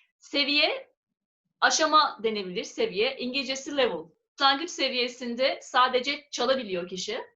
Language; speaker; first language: Turkish; native; Turkish